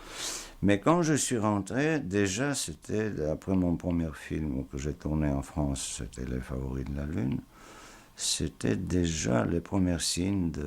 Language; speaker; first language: French; non-native, fluent; Georgian